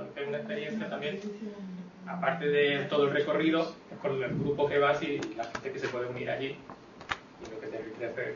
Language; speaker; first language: Spanish; native; Spanish